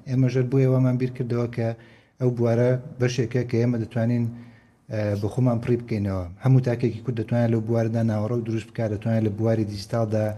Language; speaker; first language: Central Kurdish; native; Central Kurdish